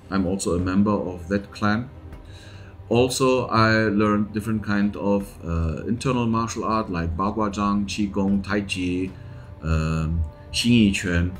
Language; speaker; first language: English; non-native, fluent; German